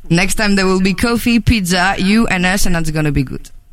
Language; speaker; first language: English; non-native, fluent; French